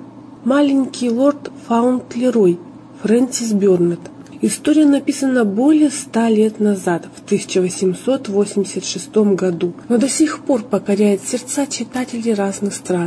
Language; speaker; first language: Russian; native; Russian